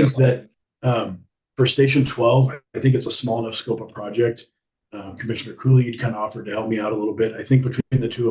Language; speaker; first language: English; native; English